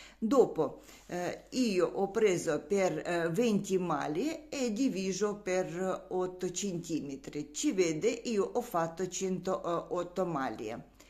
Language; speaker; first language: Italian; non-native, learner; Russian